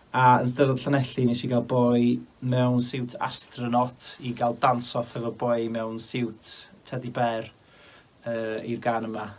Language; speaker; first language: Welsh; native; Welsh